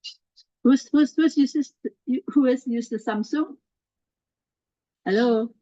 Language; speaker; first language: English; non-native, learner; Indonesian